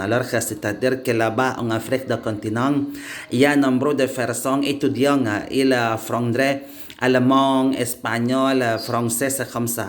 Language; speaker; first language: French; non-native, learner; Indonesian